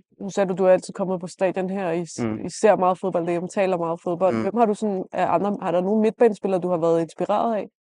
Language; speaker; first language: Danish; native; Danish